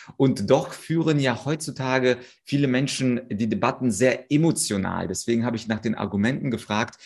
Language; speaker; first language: German; early bilingual, other home language; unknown